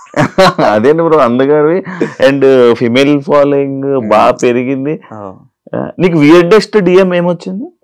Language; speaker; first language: Telugu; native; Telugu